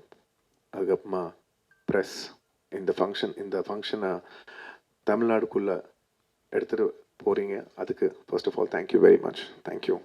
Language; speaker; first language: Tamil; non-native, local second language; Telugu